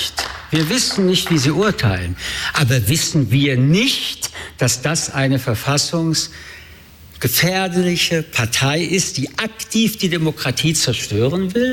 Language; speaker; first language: German; early bilingual, other home language; French